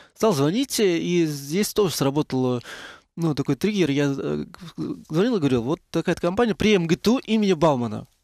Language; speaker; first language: Russian; native; Russian